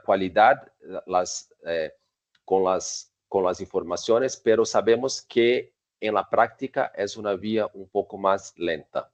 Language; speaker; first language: Spanish; non-native, fluent; Portuguese